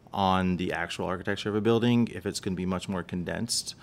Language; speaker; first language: English; native; English